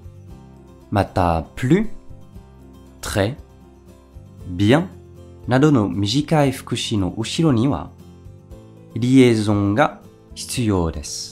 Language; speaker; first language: Japanese; non-native, fluent; French